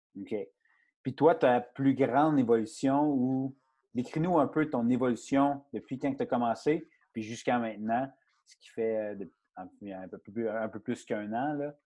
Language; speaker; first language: French; native; French